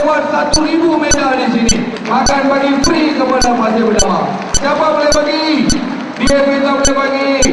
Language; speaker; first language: Malay; non-native, local second language; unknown